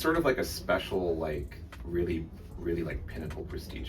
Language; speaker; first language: English; native; English